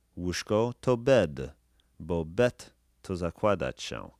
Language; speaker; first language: Polish; non-native, fluent; English